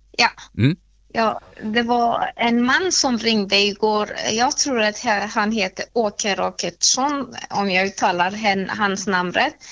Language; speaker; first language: Swedish; non-native, fluent; Persian